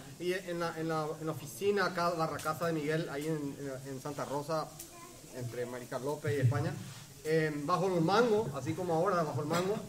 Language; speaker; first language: Spanish; native; Spanish